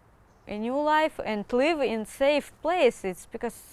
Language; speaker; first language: English; non-native, learner; Ukrainian